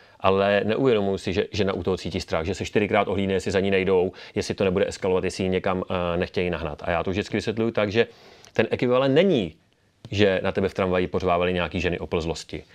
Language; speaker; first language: Czech; native; Czech